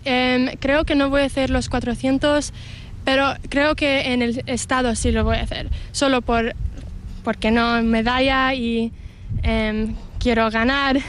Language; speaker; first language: Spanish; early bilingual, heritage; English